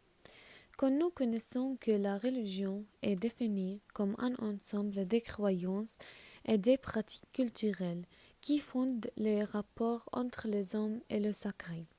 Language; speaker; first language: French; non-native, learner; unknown